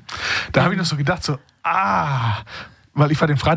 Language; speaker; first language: German; native; German